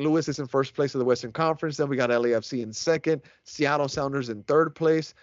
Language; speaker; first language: English; native; English